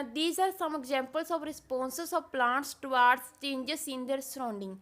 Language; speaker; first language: English; non-native, local second language; Punjabi